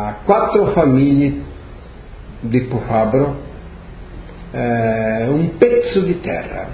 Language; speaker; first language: Italian; early bilingual, heritage; Portuguese